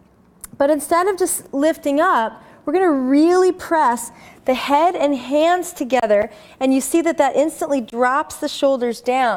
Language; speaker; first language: English; native; English